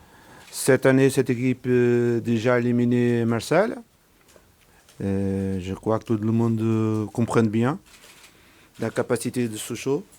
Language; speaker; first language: French; non-native, learner; Portuguese